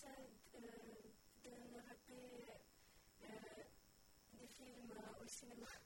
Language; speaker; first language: French; non-native, learner; Ukrainian